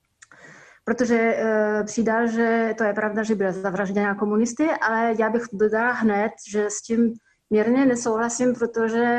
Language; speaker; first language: Czech; non-native, fluent; French